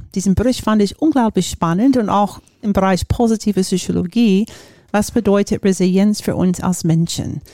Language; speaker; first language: German; non-native, fluent; English